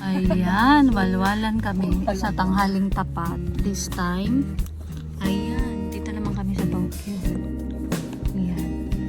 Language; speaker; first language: Filipino; native; Filipino